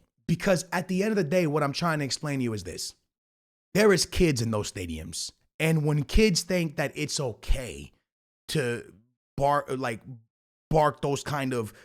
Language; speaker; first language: English; native; English